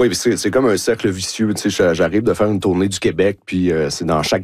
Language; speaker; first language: French; native; French